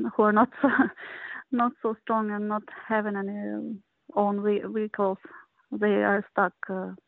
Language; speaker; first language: English; non-native, learner; Ukrainian